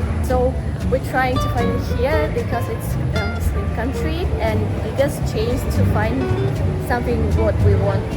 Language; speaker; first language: English; non-native, learner; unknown